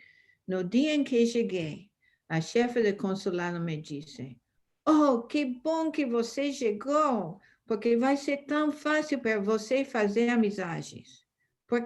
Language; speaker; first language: Portuguese; non-native, fluent; English